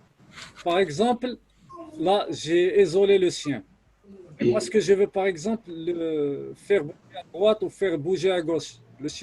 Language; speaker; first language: French; non-native, local second language; Arabic